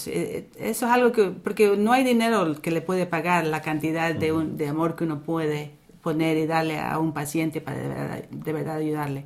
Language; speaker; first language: Spanish; early bilingual, other home language; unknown